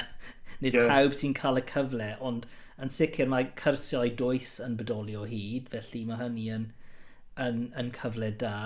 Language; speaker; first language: Welsh; non-native, local second language; English